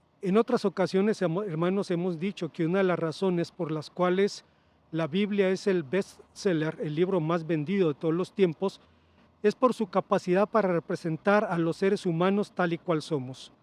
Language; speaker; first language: Spanish; native; Spanish